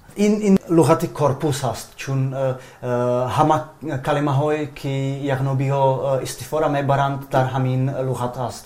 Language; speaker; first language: Persian; non-native, fluent; Czech